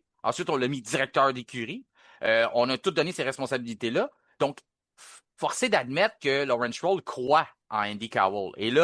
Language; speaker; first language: French; native; French